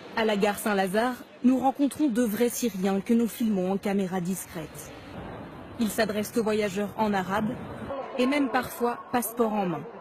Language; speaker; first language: French; native; French